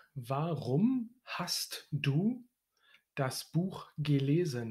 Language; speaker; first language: German; native; German